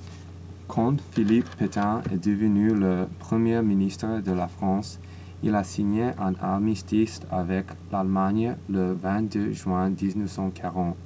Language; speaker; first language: French; non-native, learner; English